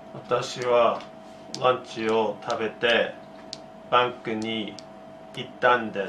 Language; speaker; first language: Japanese; non-native, learner; English